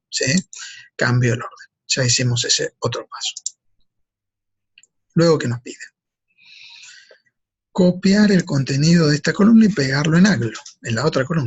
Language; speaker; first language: Spanish; native; Spanish